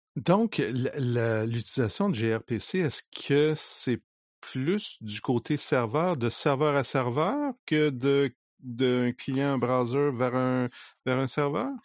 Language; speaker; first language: French; native; French